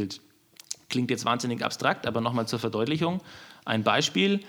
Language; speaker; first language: German; native; German